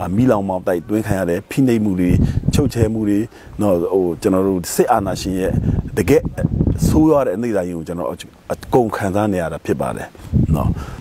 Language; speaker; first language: Burmese; non-native, local second language; Shwe Palaung